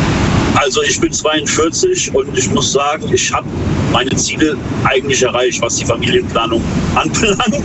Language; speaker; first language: German; native; German